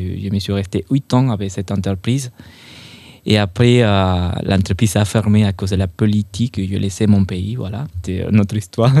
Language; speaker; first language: French; non-native, fluent; Spanish